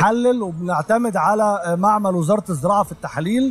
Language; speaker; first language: Arabic; native; Arabic